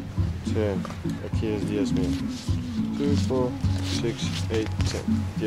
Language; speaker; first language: Spanish; non-native, learner; English